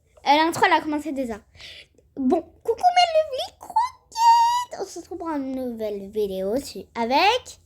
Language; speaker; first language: French; native; French